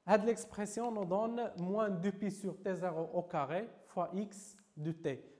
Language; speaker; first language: French; non-native, local second language; Arabic